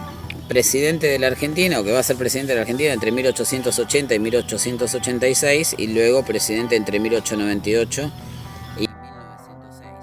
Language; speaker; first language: Spanish; native; Spanish